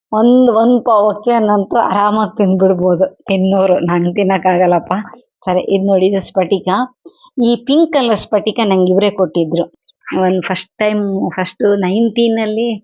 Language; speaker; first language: Kannada; non-native, local second language; Telugu